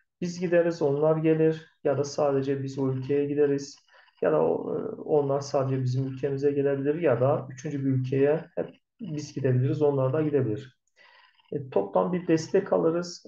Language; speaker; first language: Turkish; native; Turkish